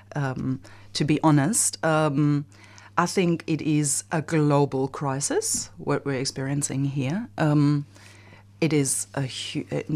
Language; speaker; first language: English; non-native, fluent; German